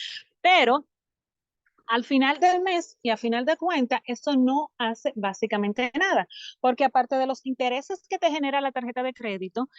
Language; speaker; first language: Spanish; native; Spanish